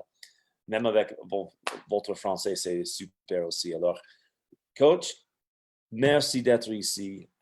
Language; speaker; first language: French; non-native, fluent; English